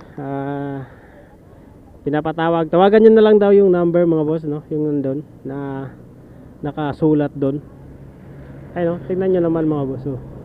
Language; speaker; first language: Filipino; non-native, local second language; Cebuano